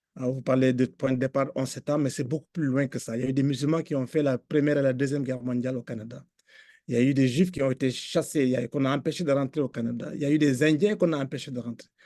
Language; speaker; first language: French; non-native, local second language; Fula